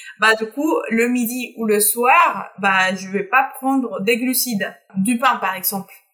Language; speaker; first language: French; non-native, fluent; Spanish